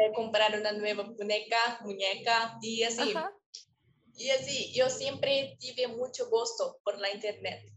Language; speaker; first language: Spanish; non-native, learner; Portuguese